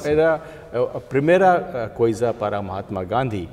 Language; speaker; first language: Portuguese; non-native, fluent; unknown